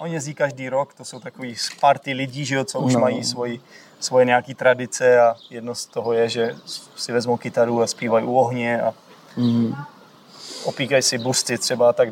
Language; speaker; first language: Czech; native; Czech